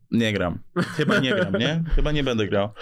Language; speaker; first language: Polish; early bilingual, heritage; English